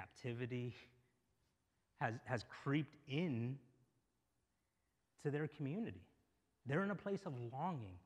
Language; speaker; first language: English; native; English